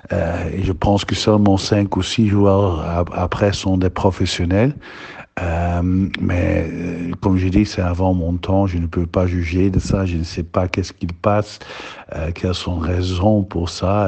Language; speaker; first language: French; non-native, learner; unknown